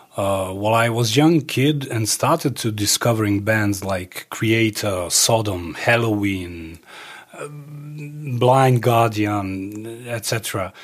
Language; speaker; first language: English; early bilingual, other home language; Croatian